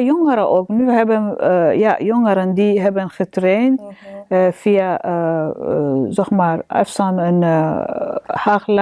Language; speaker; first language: Dutch; non-native, learner; Arabic